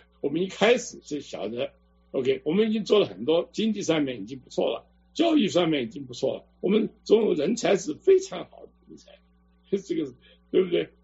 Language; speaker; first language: Chinese; non-native, local second language; Cantonese